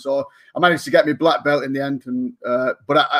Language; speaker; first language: English; native; English